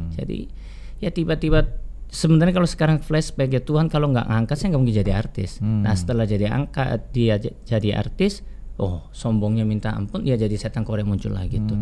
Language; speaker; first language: Indonesian; non-native, fluent; Korean